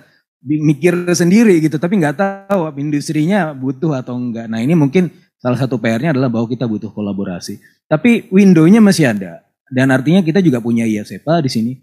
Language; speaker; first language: Indonesian; native; Indonesian